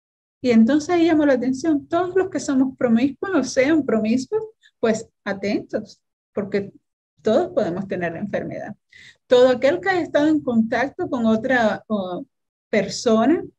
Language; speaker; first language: Spanish; native; Spanish